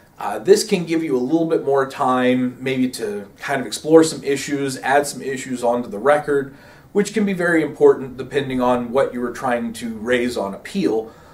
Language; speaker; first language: English; native; English